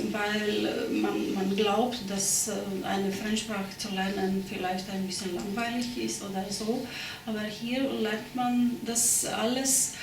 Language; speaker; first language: German; non-native, fluent; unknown